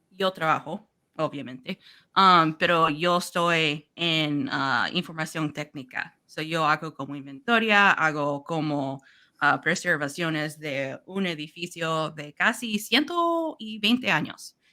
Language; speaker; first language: Spanish; non-native, learner; English